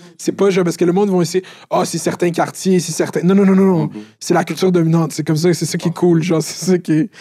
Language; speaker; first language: French; native; French